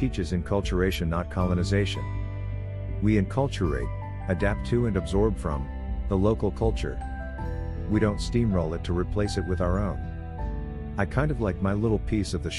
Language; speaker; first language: English; native; English